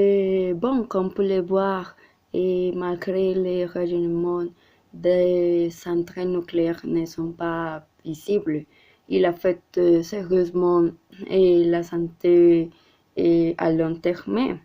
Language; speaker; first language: French; non-native, learner; Spanish